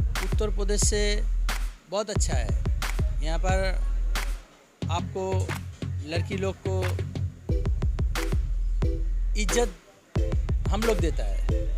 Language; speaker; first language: Hindi; non-native, local second language; Bangla